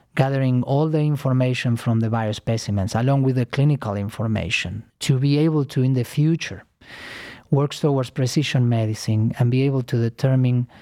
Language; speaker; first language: English; non-native, fluent; Spanish